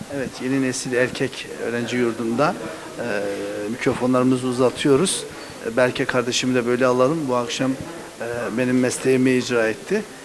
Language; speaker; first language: Turkish; native; Turkish